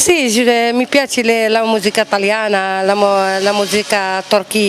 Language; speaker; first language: Italian; non-native, learner; Arabic